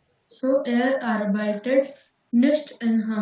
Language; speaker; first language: German; non-native, learner; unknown